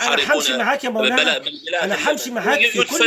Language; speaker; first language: Arabic; native; Arabic